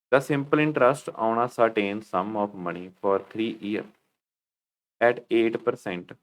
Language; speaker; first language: English; non-native, local second language; Punjabi